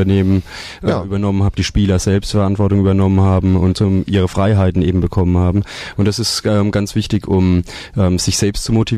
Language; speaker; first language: German; native; German